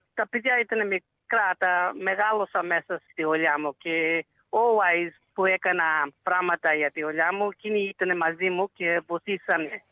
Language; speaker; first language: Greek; early bilingual, heritage; Greek